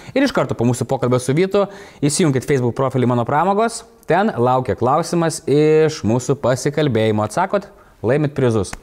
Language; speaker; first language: Lithuanian; native; Lithuanian